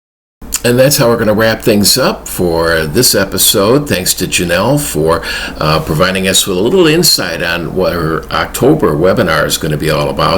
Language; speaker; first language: English; native; English